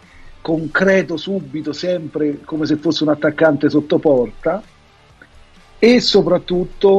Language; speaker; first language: Italian; native; Italian